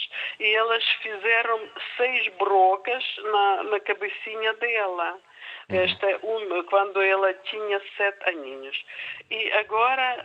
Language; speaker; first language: Portuguese; non-native, learner; Ukrainian